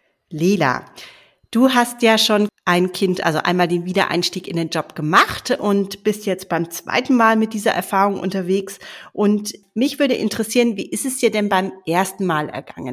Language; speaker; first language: German; native; German